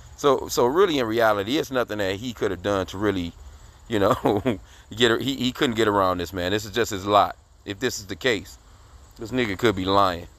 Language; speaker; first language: English; native; English